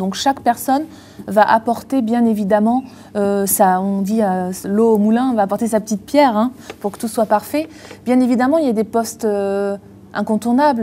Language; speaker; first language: French; native; French